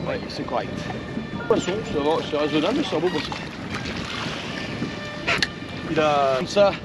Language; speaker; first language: French; native; French